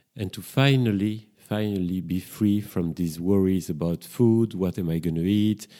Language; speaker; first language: English; non-native, fluent; French